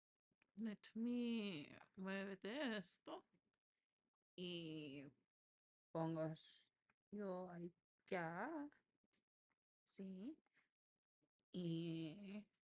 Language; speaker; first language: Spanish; non-native, learner; English